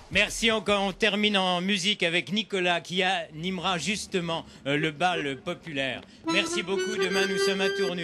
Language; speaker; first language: French; native; French